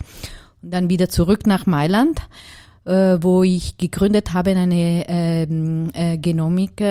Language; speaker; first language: German; non-native, fluent; Italian